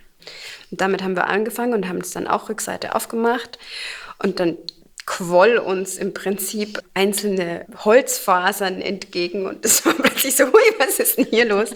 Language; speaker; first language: German; native; German